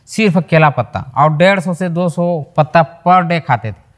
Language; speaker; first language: Hindi; native; Hindi